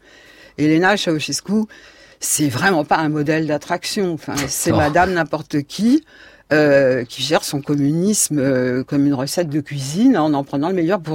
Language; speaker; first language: French; native; French